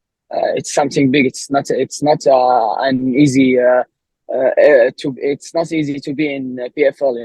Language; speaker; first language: English; non-native, learner; Arabic